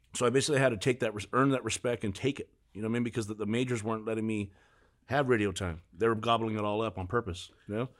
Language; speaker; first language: English; native; English